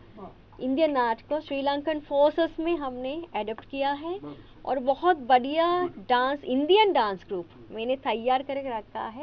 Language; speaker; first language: Hindi; non-native, fluent; Sinhala